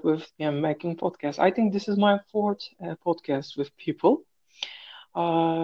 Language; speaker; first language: English; non-native, fluent; Turkish